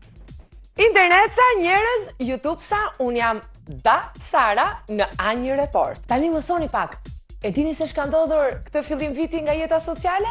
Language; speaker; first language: Albanian; native; Albanian